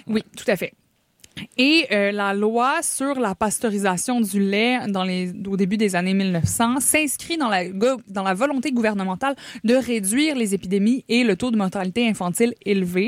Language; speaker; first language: French; native; French